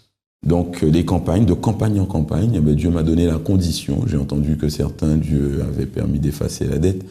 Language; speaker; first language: French; native; French